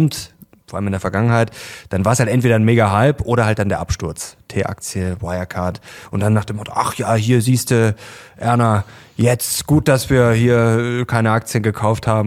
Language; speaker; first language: German; native; German